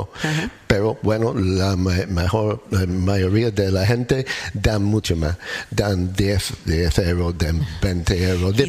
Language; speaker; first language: Spanish; non-native, learner; English